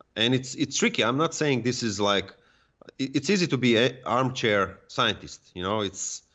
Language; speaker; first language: English; non-native, fluent; Serbian